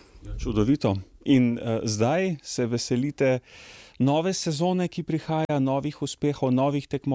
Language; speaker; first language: Slovenian; native; Slovenian